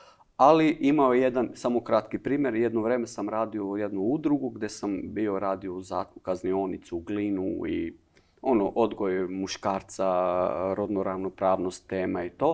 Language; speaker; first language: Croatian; non-native, learner; Albanian